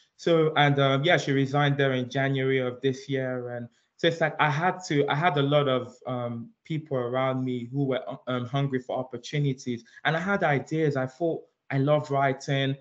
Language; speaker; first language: English; early bilingual, other home language; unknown